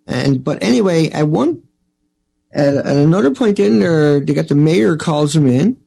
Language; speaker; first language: English; native; English